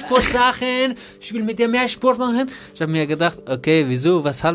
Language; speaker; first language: German; non-native, learner; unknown